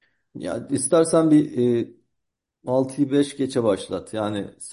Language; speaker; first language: Turkish; native; Turkish